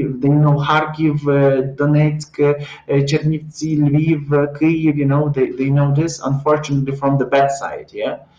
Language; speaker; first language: English; non-native, fluent; Ukrainian